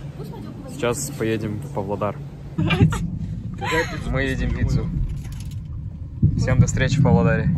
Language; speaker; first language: Russian; native; Russian